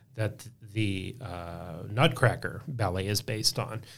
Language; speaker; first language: English; native; English